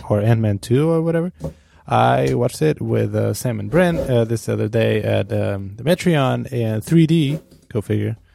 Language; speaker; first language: English; non-native, fluent; Portuguese